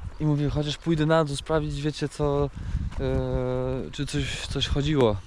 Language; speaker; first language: Polish; native; Polish